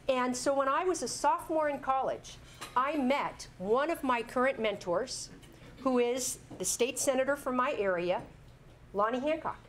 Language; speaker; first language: English; native; English